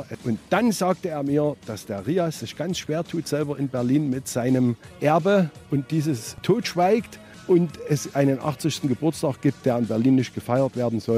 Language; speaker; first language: German; native; German